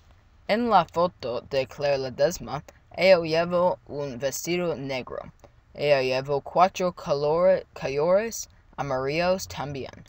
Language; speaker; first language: Spanish; non-native, learner; English